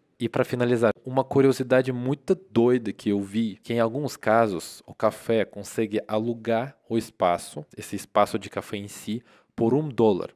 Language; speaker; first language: Portuguese; non-native, fluent; Russian